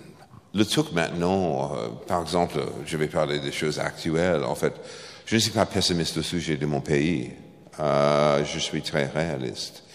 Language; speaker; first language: French; non-native, fluent; English